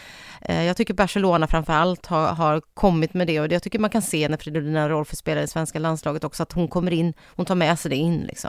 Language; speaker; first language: Swedish; native; Swedish